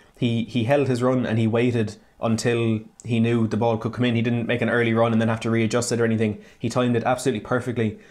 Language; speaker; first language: English; native; English